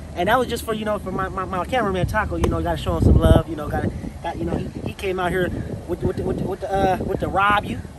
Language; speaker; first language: English; early bilingual, other home language; Spanish